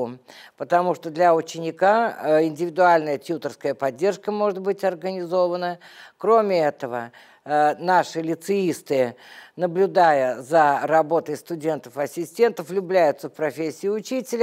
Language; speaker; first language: Russian; native; Russian